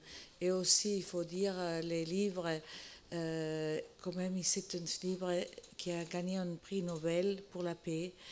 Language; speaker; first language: French; non-native, fluent; Italian